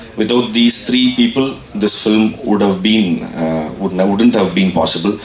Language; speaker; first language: English; non-native, local second language; Tamil